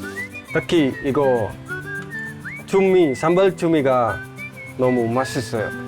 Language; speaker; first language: Korean; non-native, learner; Indonesian